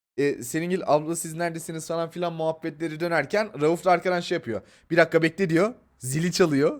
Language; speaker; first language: Turkish; native; Turkish